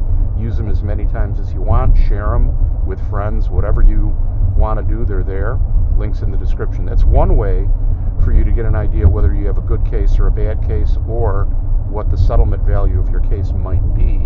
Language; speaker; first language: English; native; English